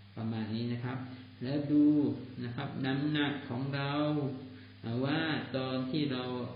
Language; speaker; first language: Thai; non-native, local second language; Malay